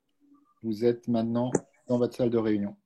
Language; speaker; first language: French; native; French